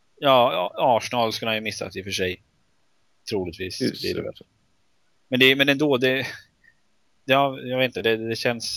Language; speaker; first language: Swedish; native; Swedish